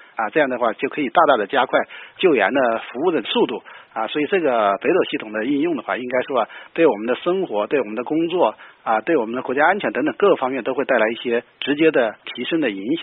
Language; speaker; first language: Chinese; native; Chinese